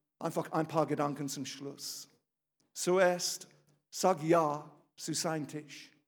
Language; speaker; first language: German; non-native, fluent; English